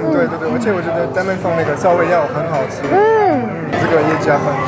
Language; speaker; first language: Chinese; non-native, learner; French